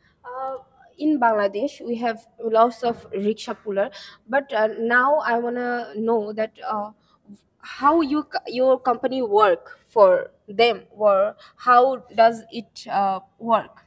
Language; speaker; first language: English; non-native, local second language; Bangla